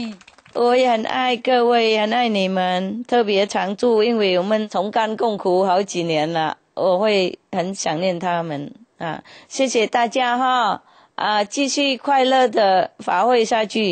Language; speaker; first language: Chinese; non-native, fluent; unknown